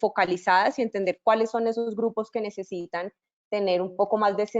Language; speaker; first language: Spanish; native; Spanish